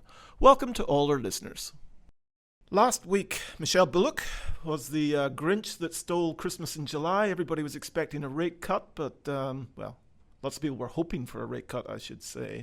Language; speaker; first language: English; native; English